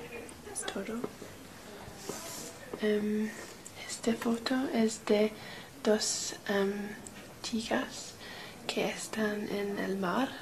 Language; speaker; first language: Spanish; non-native, learner; English